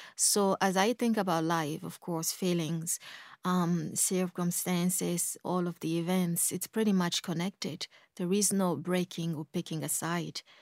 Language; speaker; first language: English; early bilingual, other home language; Kongo